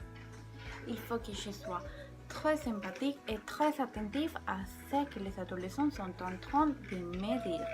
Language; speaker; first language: French; non-native, learner; Spanish